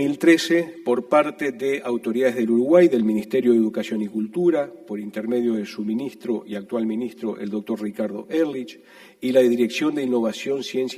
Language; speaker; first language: Spanish; native; Spanish